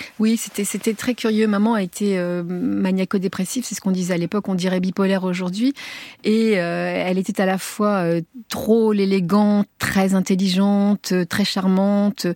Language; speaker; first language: French; early bilingual, other home language; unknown